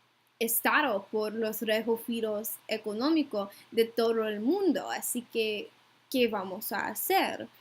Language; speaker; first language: Spanish; non-native, learner; English